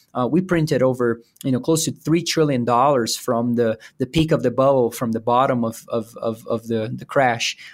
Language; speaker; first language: English; non-native, fluent; Portuguese